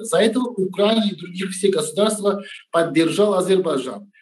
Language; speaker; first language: Russian; non-native, learner; Turkish